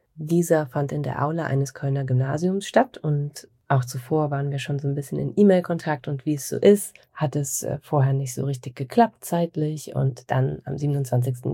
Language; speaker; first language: German; native; German